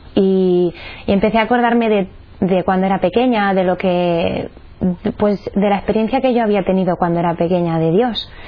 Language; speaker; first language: Spanish; native; Spanish